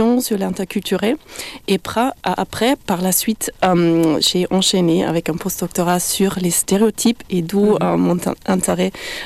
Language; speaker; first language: French; non-native, fluent; German